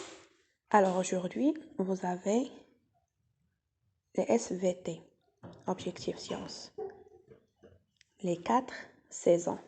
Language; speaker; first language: French; non-native, local second language; Arabic